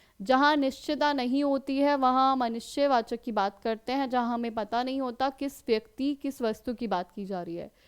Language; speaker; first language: Hindi; native; Hindi